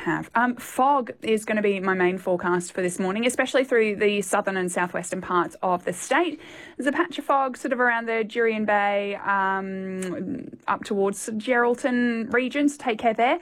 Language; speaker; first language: English; native; English